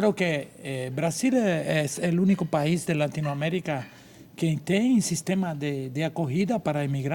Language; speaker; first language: Portuguese; non-native, learner; Spanish